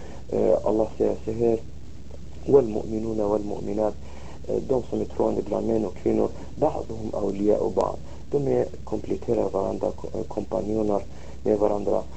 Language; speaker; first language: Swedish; non-native, fluent; Arabic